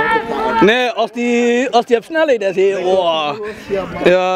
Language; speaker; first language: Dutch; native; Dutch